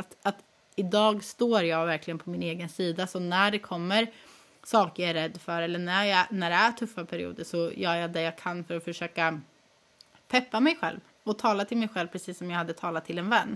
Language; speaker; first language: Swedish; native; Swedish